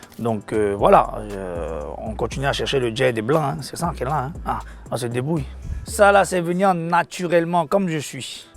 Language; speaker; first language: French; non-native, local second language; Korean